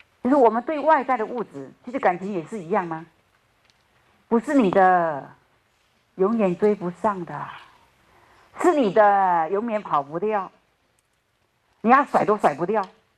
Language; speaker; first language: Chinese; native; Chinese